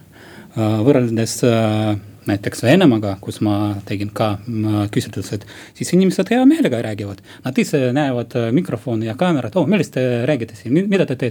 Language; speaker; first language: Estonian; non-native, local second language; Russian